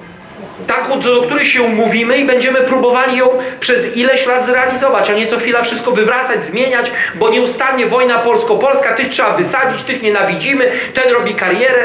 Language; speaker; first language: Polish; native; Polish